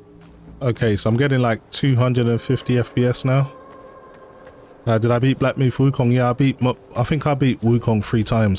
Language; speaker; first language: English; native; English